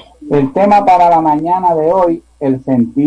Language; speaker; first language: Spanish; native; Spanish